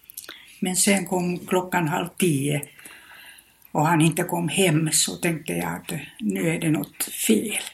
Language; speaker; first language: Swedish; non-native, fluent; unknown